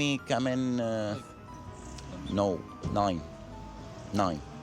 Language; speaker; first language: English; non-native, learner; Arabic